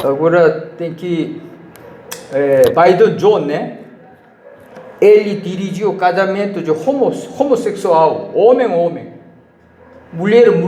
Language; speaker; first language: Portuguese; non-native, learner; Korean